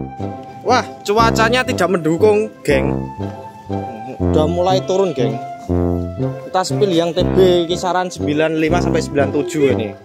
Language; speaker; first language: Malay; non-native, local second language; Javanese